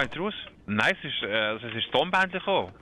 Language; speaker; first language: German; native; German